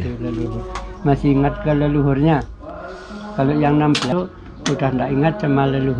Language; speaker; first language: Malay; non-native, local second language; Javanese